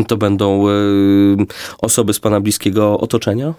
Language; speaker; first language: Polish; native; Polish